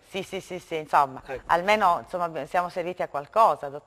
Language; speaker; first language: Italian; native; Italian